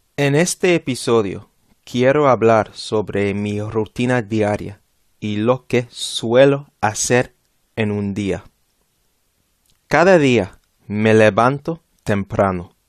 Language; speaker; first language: Spanish; non-native, fluent; English